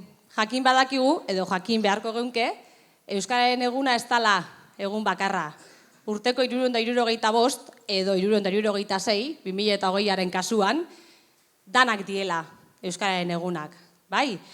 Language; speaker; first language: Basque; native; Basque